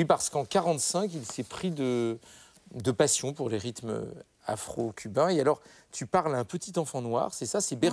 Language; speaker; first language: French; native; French